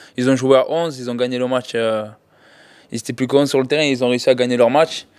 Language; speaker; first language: French; native; French